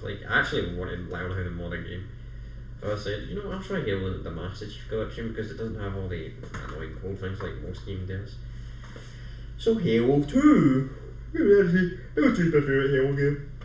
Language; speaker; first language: English; native; English